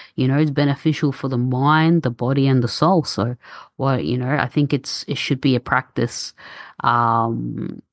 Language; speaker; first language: English; native; English